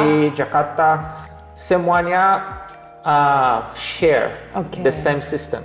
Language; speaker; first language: Indonesian; non-native, learner; Portuguese